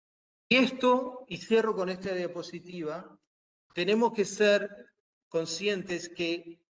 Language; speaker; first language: Spanish; native; Spanish